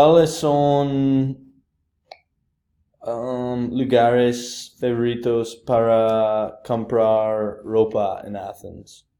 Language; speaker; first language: Spanish; non-native, learner; English